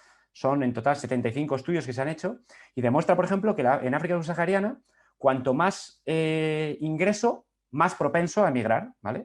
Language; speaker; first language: Spanish; native; Spanish